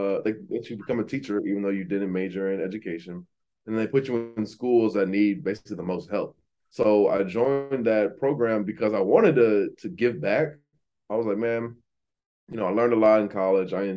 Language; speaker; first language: English; native; English